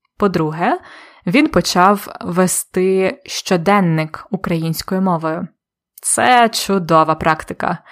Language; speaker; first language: Ukrainian; native; Ukrainian